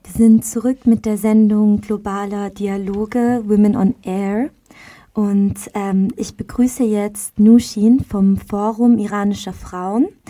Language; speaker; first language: German; early bilingual, other home language; Persian